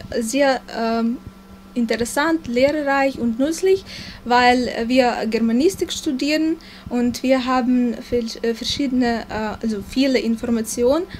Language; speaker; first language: German; non-native, fluent; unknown